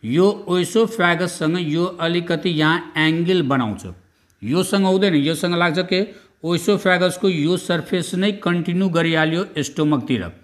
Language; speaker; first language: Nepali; non-native, local second language; Bhojpuri